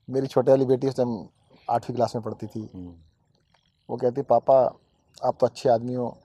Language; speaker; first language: Hindi; native; Hindi